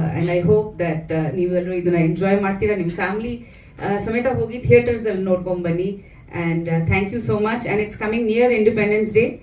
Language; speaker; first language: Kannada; non-native, fluent; Bangla